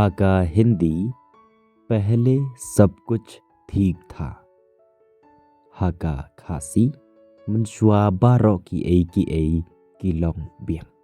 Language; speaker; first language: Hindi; non-native, local second language; Khasi